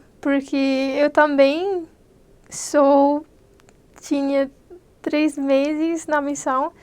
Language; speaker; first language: Portuguese; non-native, fluent; English